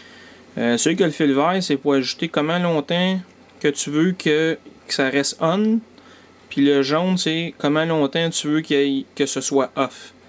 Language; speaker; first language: French; native; French